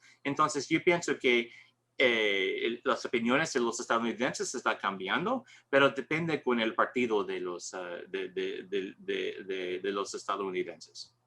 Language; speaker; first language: Spanish; non-native, learner; English